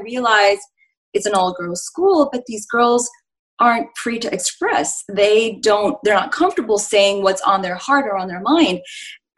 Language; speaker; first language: English; native; English